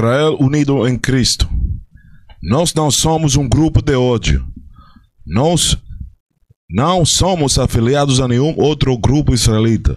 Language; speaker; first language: Portuguese; non-native, fluent; Spanish